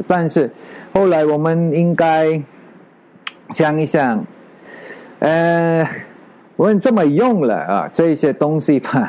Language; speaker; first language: Chinese; non-native, learner; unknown